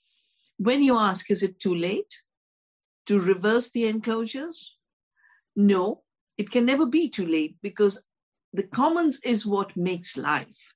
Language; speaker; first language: English; non-native, local second language; Hindi